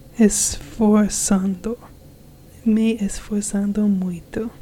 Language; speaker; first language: Portuguese; non-native, learner; English